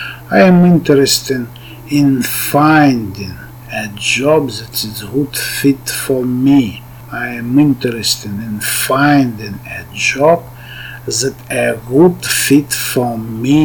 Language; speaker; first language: English; non-native, learner; Russian